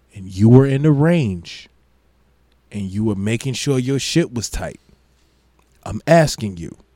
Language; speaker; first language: English; native; English